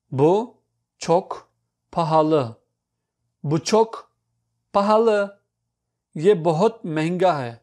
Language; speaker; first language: Turkish; non-native, fluent; Urdu